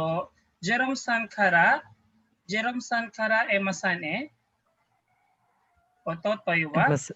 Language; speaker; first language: Japanese; non-native, fluent; Filipino